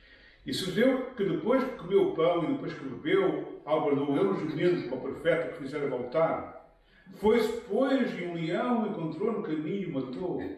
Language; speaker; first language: Portuguese; native; Portuguese